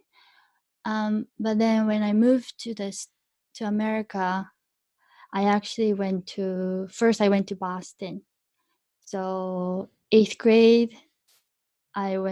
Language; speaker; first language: English; early bilingual, other home language; Japanese